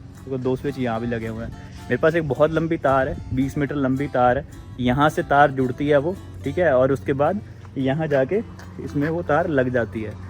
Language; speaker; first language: Hindi; native; Hindi